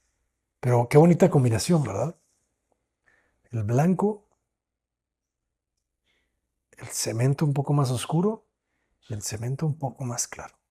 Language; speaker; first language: Spanish; native; Spanish